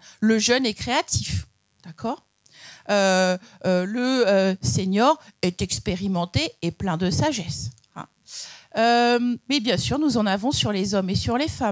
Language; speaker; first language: French; native; French